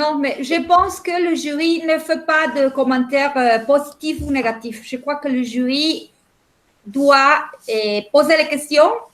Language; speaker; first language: French; non-native, fluent; Spanish